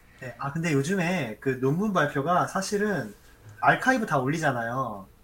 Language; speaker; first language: Korean; native; Korean